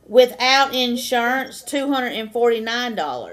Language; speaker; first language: English; native; English